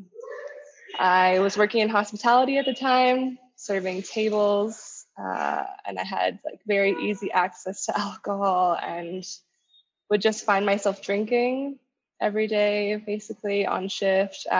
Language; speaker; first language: English; native; English